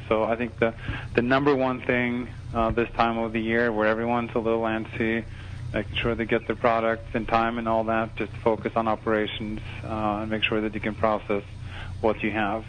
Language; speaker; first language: English; non-native, fluent; Norwegian